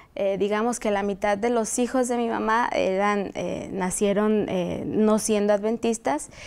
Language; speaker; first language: Spanish; native; Spanish